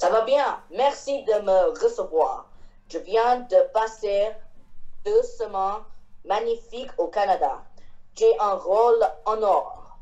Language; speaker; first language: French; non-native, learner; Chinese